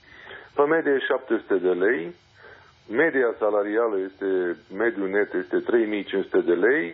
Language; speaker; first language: Romanian; native; Romanian